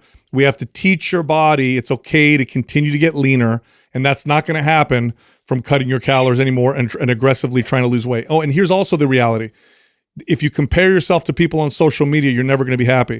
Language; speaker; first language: English; native; English